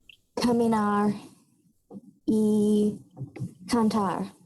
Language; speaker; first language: Spanish; non-native, learner; English